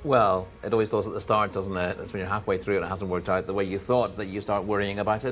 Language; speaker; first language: English; native; English